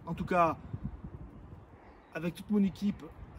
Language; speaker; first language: French; native; French